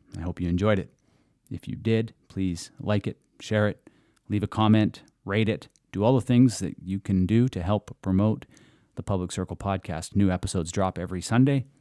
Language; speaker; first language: English; native; English